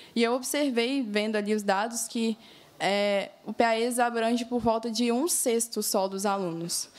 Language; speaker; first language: Portuguese; native; Portuguese